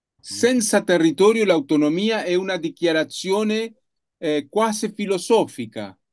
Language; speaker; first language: Italian; non-native, learner; Spanish